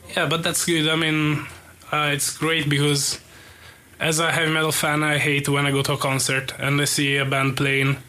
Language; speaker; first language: English; non-native, fluent; Italian